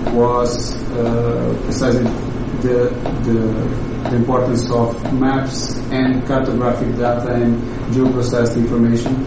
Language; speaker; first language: English; non-native, fluent; Portuguese